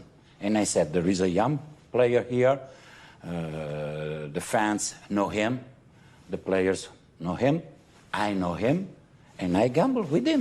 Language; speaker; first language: English; non-native, fluent; Italian